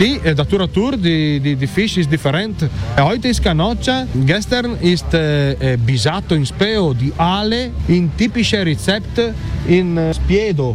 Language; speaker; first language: German; non-native, learner; Italian